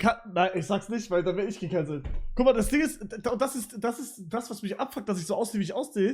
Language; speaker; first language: German; native; German